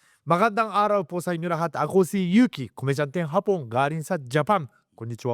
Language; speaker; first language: Filipino; non-native, learner; Japanese